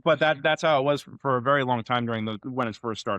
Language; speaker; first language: English; native; English